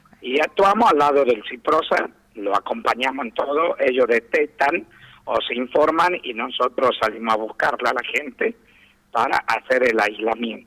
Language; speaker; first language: Spanish; native; Spanish